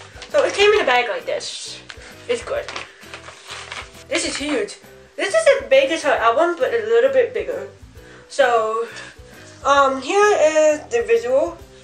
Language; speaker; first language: English; early bilingual, other home language; Chinese